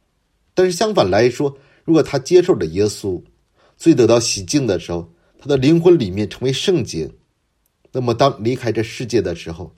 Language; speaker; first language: Chinese; non-native, fluent; Korean